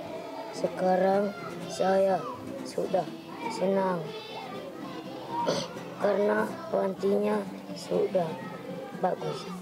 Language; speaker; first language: Indonesian; non-native, local second language; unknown